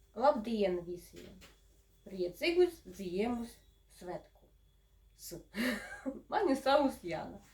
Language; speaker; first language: Latvian; non-native, learner; Ukrainian